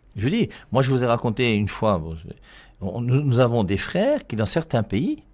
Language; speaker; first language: French; native; French